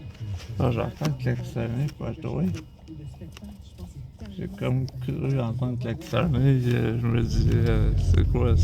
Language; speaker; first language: French; native; French